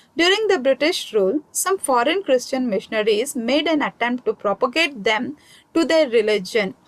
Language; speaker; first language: English; non-native, local second language; Kannada